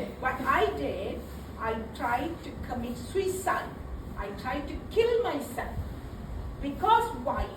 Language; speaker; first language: English; non-native, local second language; Tamil